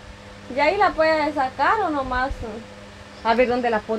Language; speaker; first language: Spanish; native; Spanish